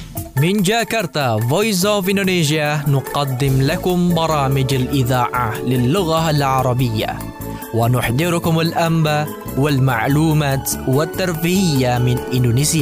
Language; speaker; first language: Arabic; non-native, fluent; Indonesian